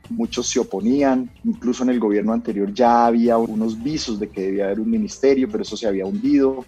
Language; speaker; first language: Spanish; native; Spanish